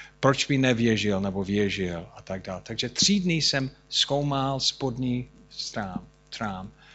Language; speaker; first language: Czech; non-native, fluent; English